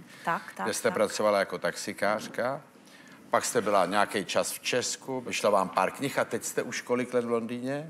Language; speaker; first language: Czech; native; Czech